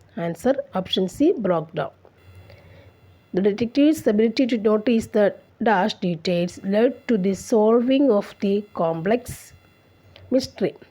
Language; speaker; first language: English; non-native, local second language; Malayalam